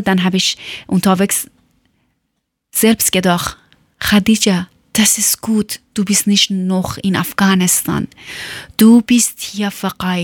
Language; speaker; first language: German; non-native, learner; Persian